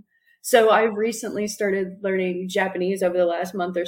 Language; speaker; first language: English; native; English